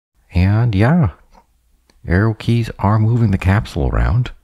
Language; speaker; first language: English; native; English